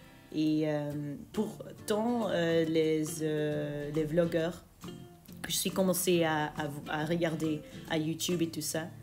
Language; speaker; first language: French; non-native, local second language; Dutch